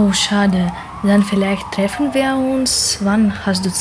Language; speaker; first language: German; non-native, learner; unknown